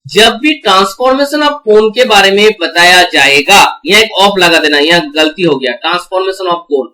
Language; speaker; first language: Hindi; non-native, local second language; Bangla